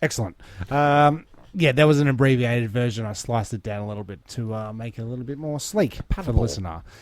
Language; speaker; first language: English; native; English